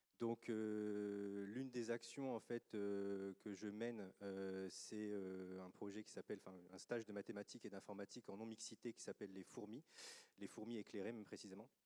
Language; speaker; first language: French; native; French